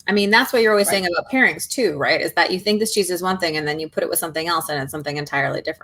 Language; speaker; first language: English; native; English